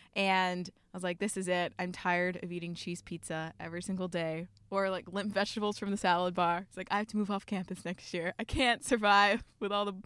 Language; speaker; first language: English; native; English